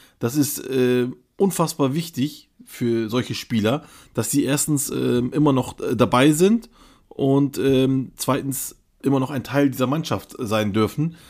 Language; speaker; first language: German; early bilingual, other home language; Turkish